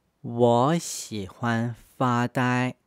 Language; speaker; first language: Chinese; non-native, fluent; Korean